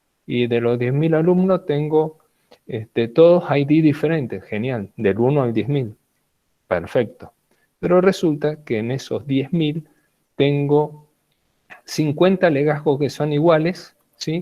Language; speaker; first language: Spanish; native; Spanish